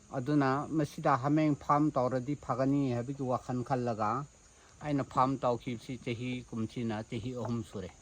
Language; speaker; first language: Manipuri; non-native, local second language; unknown